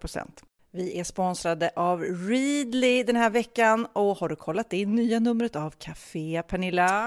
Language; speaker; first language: Swedish; native; Swedish